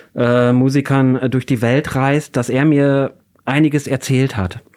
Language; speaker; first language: German; native; German